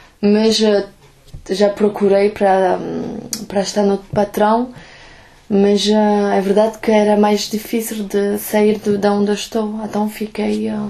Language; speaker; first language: Portuguese; early bilingual, heritage; Portuguese